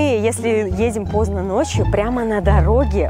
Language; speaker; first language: Russian; native; Russian